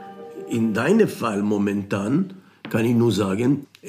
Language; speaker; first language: German; non-native, fluent; Hebrew